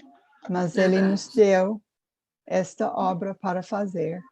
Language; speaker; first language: Portuguese; non-native, fluent; English